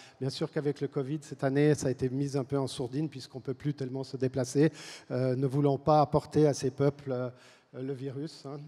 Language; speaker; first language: French; native; French